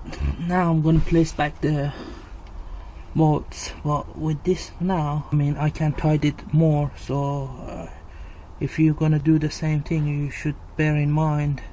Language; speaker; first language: English; non-native, fluent; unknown